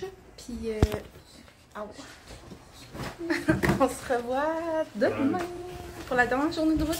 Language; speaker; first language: French; native; French